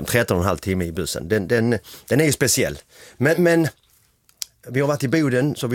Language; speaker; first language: Swedish; native; Swedish